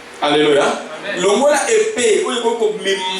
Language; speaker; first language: French; non-native, local second language; Lingala